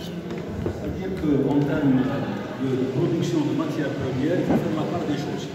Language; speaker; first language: French; non-native, local second language; Arabic